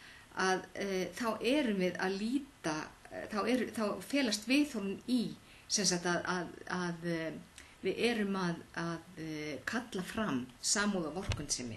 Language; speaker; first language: Icelandic; native; Icelandic